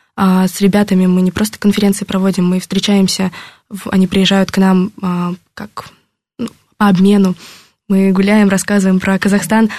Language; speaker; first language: Russian; native; Russian